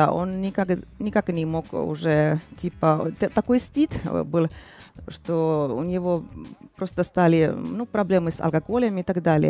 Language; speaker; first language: Russian; non-native, fluent; Finnish